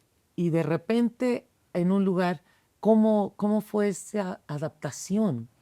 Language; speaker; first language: Spanish; native; Spanish